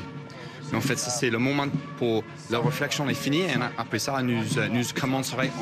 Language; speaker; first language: French; non-native, fluent; English